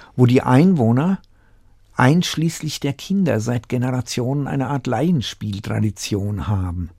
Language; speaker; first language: German; native; German